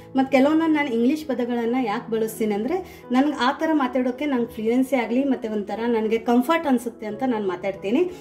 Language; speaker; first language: Kannada; native; Kannada